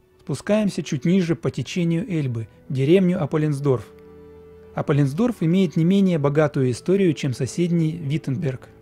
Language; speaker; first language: Russian; native; Russian